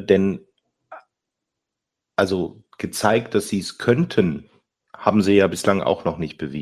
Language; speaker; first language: German; native; German